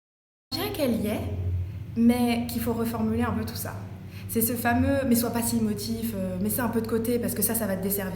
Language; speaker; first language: French; native; French